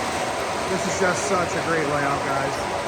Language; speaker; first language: English; native; English